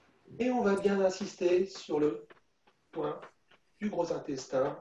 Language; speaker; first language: French; native; French